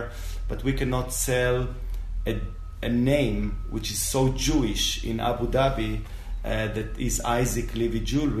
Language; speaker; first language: English; non-native, fluent; Spanish